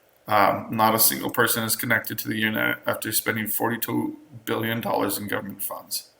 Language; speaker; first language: English; native; English